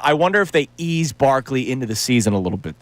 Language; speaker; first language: English; native; English